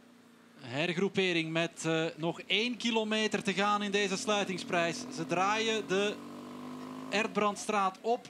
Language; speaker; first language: Dutch; native; Dutch